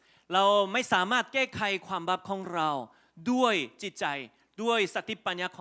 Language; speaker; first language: Thai; non-native, fluent; Korean